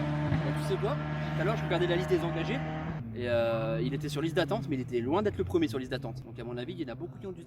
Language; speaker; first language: French; native; French